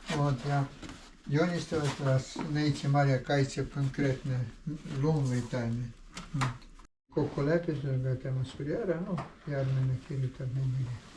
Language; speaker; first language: Estonian; non-native, learner; Ukrainian